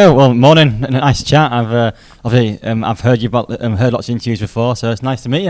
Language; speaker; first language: English; native; English